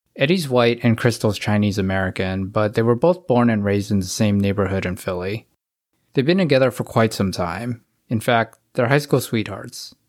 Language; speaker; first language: English; native; English